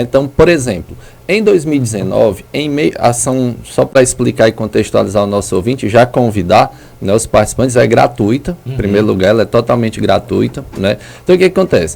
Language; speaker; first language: Portuguese; native; Portuguese